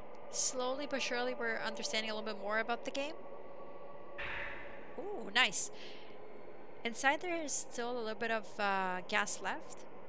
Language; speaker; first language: English; early bilingual, other home language; Italian